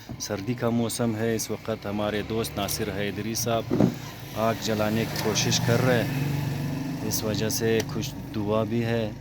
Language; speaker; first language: Urdu; non-native, local second language; Hazaragi